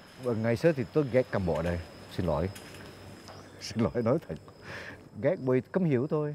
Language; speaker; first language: Vietnamese; non-native, fluent; Malay